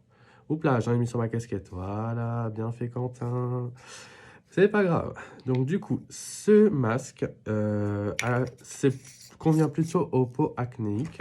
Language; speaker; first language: French; native; French